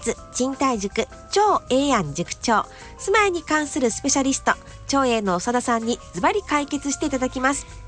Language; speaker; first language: Japanese; native; Japanese